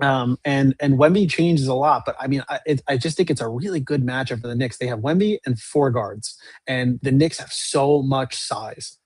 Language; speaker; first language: English; native; English